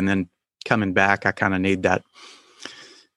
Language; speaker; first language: English; native; English